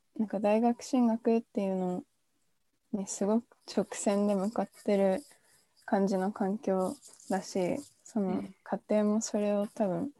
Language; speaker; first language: Japanese; native; Japanese